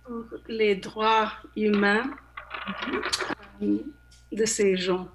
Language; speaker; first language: French; non-native, learner; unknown